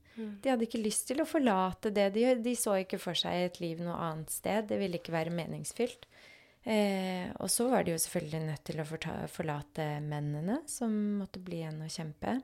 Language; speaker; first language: Norwegian; early bilingual, other home language; Polish